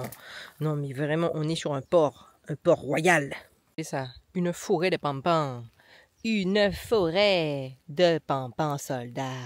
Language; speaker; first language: French; native; French